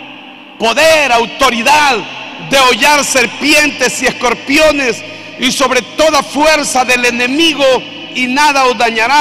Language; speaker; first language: Spanish; native; Spanish